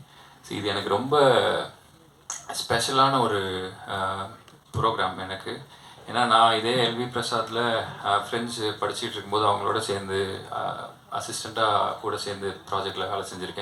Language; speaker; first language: Tamil; native; Tamil